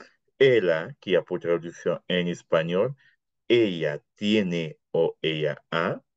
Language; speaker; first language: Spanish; non-native, fluent; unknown